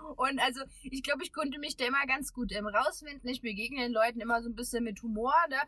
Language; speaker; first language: German; early bilingual, other home language; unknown